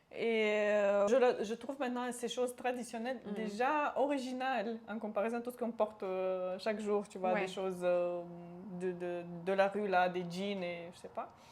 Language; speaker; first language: French; non-native, local second language; Romanian